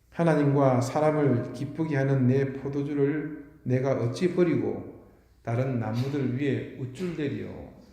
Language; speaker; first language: Korean; native; Korean